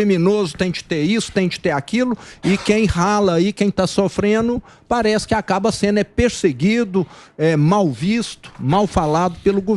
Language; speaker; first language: Portuguese; native; Portuguese